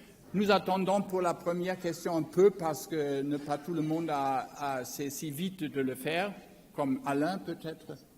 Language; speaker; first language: French; non-native, learner; German